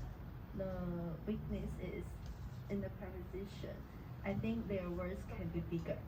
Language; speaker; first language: English; non-native, learner; Chinese